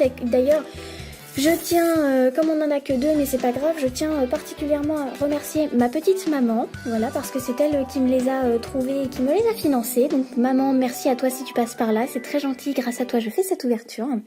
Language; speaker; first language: French; native; French